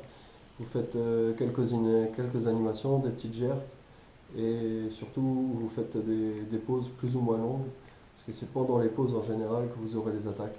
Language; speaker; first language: French; native; French